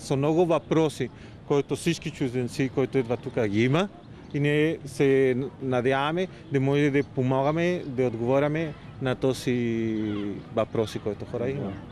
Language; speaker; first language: Bulgarian; non-native, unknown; Spanish